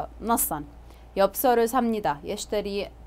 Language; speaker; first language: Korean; non-native, fluent; Arabic